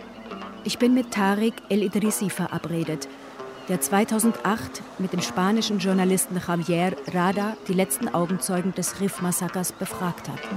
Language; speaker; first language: German; native; German